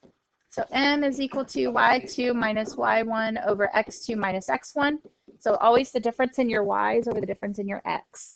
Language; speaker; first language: English; native; English